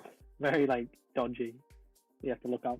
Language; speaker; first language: English; native; English